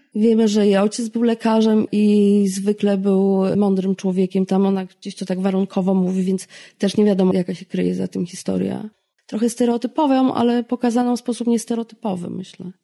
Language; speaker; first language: Polish; native; Polish